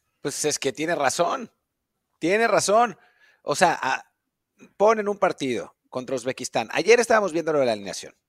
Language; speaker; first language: Spanish; native; Spanish